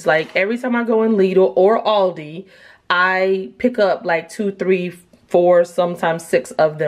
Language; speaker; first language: English; native; English